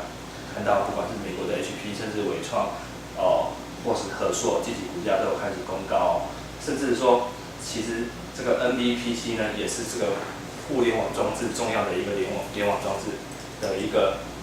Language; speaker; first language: Chinese; native; Chinese